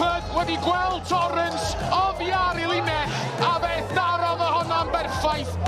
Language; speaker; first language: Welsh; native; Welsh